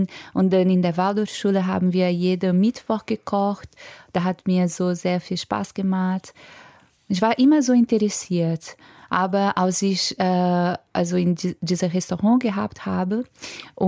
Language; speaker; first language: German; non-native, fluent; Portuguese